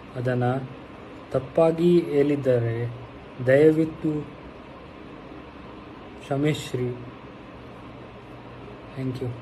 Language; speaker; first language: Kannada; non-native, local second language; Hindi